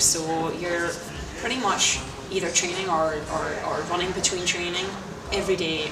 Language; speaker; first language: English; native; English